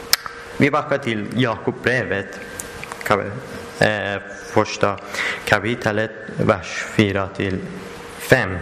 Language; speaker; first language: Swedish; non-native, learner; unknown